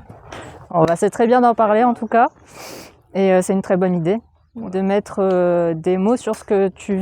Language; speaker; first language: French; native; French